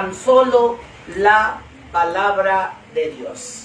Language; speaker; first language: Spanish; native; Spanish